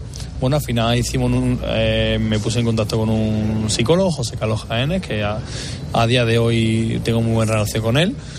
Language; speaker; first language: Spanish; native; Spanish